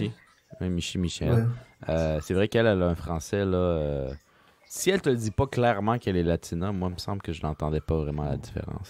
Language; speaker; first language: French; native; French